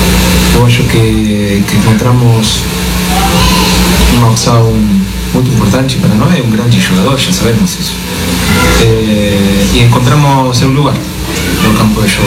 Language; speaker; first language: Portuguese; non-native, fluent; Spanish